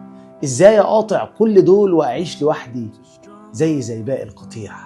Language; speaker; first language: Arabic; native; Arabic